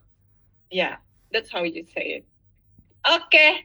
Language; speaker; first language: English; non-native, fluent; Indonesian